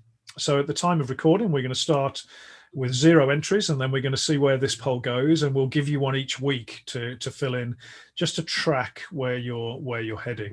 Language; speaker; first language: English; native; English